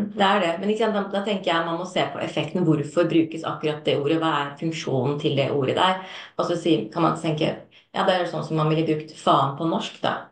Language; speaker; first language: Norwegian; non-native, fluent; Turkish